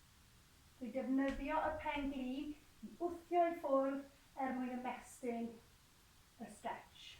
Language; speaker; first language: Welsh; native; Welsh